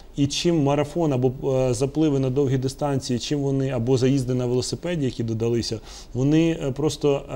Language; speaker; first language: Ukrainian; native; Ukrainian